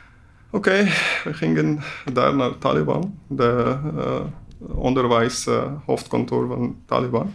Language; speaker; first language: Dutch; non-native, learner; Persian